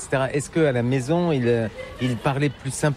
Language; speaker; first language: French; native; French